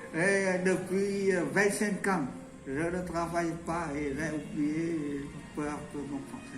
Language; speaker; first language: French; non-native, learner; Vietnamese